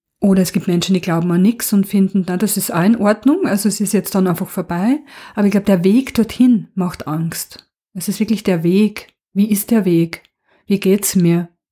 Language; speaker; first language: German; native; German